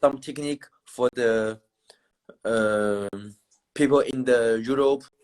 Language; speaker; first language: English; non-native, learner; Chinese